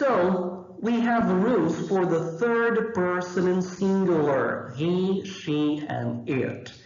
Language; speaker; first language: English; non-native, fluent; Portuguese